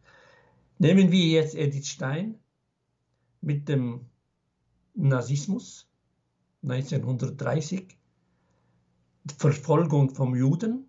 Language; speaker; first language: German; non-native, fluent; Arabic